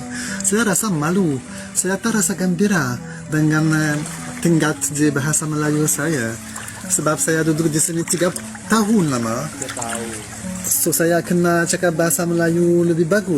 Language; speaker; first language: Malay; non-native, learner; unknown